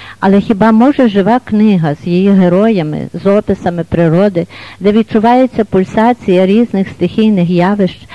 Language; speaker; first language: Ukrainian; native; Ukrainian